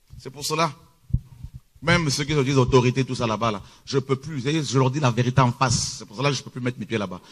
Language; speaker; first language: French; early bilingual, other home language; Lingala